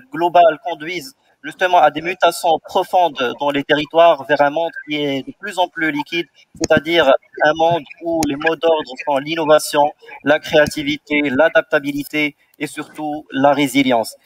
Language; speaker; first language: French; non-native, local second language; Arabic